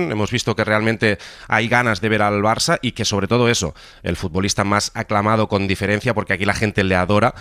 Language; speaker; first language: Spanish; native; Spanish